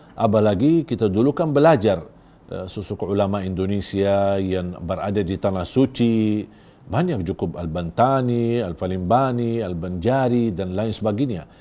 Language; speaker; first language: Indonesian; non-native, fluent; Arabic